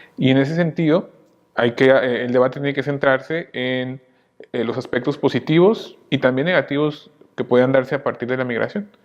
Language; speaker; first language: Spanish; native; Spanish